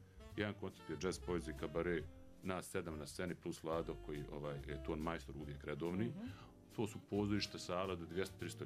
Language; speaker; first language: Serbian; native; Serbian